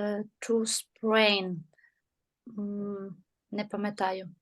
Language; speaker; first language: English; non-native, learner; Ukrainian